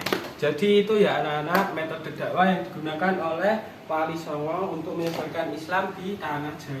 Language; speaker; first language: Indonesian; native; Indonesian